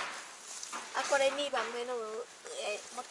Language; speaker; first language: Japanese; non-native, learner; Vietnamese